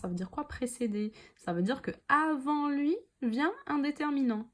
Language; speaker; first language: French; non-native, local second language; Arabic